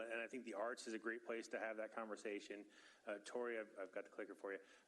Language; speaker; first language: English; native; English